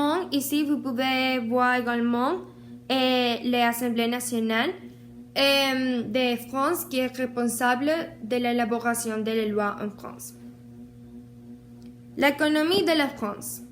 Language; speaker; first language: French; non-native, learner; Spanish